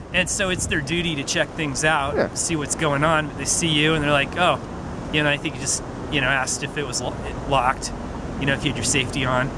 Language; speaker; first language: English; native; English